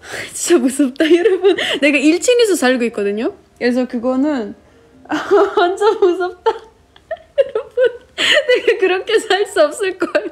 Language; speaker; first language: Korean; non-native, fluent; Russian